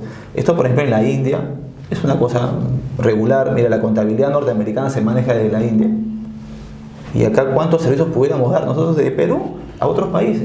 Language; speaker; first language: Spanish; native; Spanish